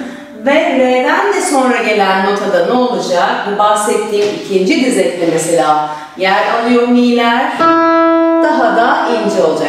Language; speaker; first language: Turkish; native; Turkish